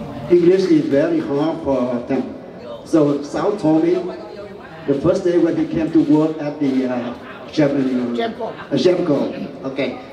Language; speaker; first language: English; non-native, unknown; Vietnamese